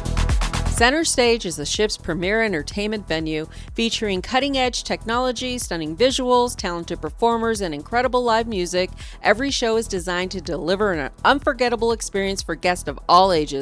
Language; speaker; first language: English; native; English